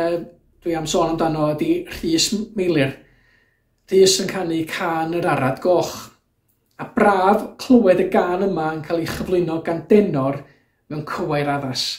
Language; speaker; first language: Welsh; native; Welsh